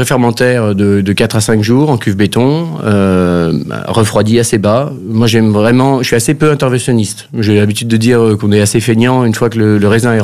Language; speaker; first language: French; native; French